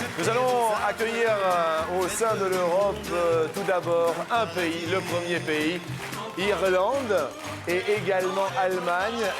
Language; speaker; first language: French; native; French